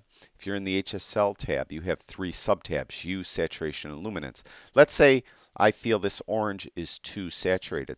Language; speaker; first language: English; native; English